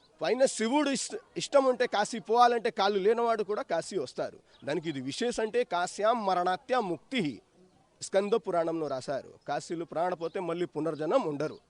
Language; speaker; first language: Telugu; non-native, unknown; Hindi